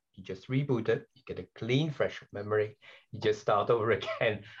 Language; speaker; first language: English; non-native, fluent; Dutch